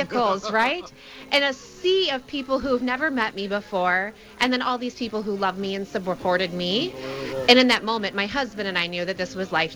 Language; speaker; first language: English; native; English